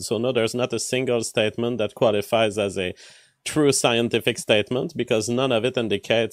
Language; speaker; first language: English; non-native, fluent; French